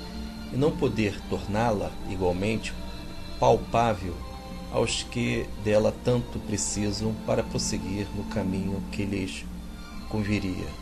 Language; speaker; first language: Portuguese; native; Portuguese